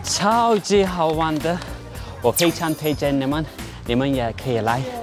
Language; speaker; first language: Chinese; non-native, fluent; Turkish